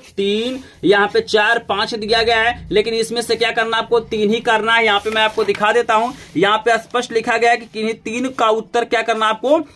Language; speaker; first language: Hindi; native; Hindi